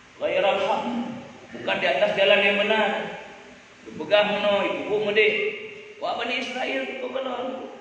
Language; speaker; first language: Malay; non-native, local second language; Achinese